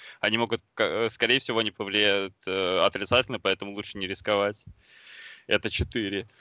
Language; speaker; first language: Russian; native; Russian